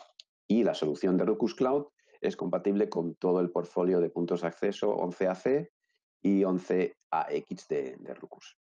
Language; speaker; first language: Spanish; native; Spanish